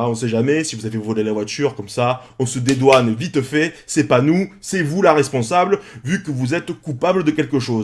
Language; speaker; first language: French; native; French